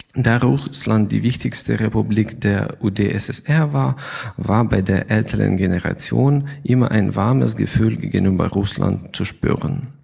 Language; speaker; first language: German; non-native, fluent; Ukrainian